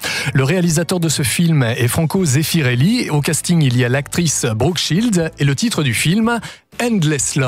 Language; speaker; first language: French; native; French